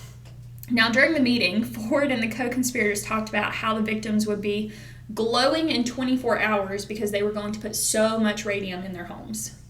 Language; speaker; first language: English; native; English